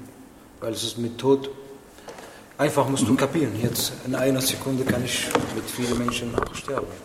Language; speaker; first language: German; non-native, learner; Arabic